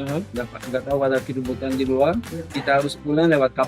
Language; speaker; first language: Indonesian; non-native, fluent; Portuguese